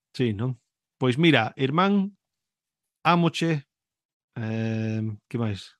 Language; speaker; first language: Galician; early bilingual, heritage; Galician